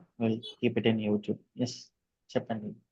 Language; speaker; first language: Telugu; native; Telugu